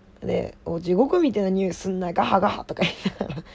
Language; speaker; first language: Japanese; native; Japanese